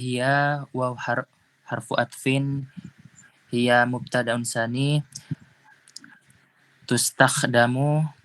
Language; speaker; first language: Arabic; non-native, learner; Indonesian